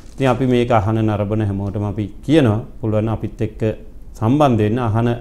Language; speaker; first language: Sinhala; native; Sinhala